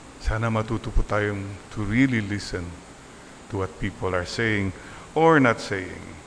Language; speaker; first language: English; non-native, local second language; Filipino